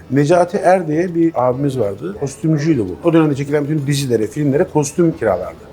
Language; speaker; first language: Turkish; native; Turkish